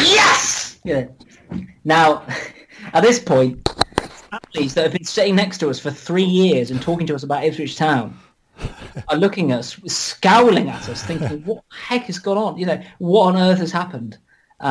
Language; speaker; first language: English; native; English